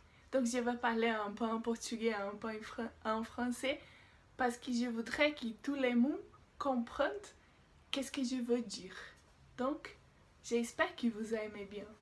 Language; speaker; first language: French; non-native, learner; Portuguese